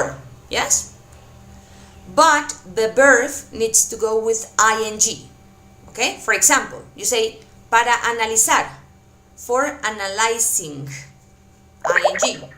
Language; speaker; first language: English; non-native, fluent; Spanish